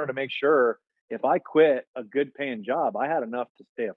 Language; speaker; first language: English; native; English